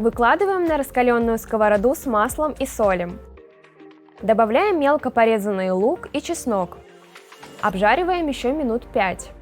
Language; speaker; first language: Russian; native; Russian